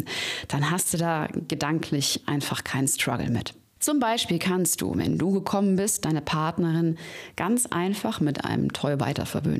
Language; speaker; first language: German; native; German